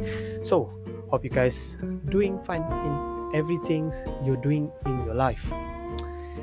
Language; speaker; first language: English; non-native, local second language; Malay